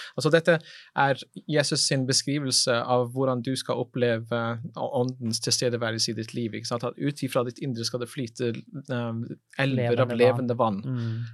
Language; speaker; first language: Norwegian; non-native, fluent; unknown